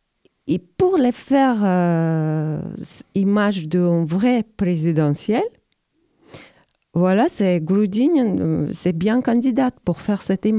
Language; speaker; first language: French; non-native, learner; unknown